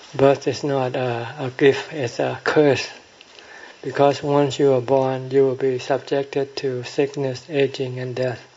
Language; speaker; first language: English; non-native, fluent; Thai